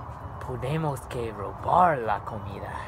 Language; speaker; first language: Spanish; non-native, learner; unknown